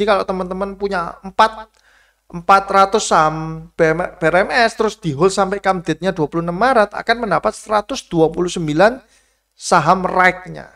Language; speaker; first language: Indonesian; native; Indonesian